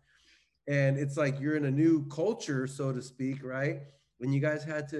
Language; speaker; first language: English; native; English